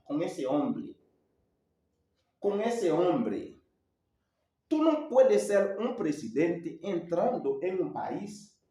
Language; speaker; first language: Spanish; non-native, learner; Haitian Creole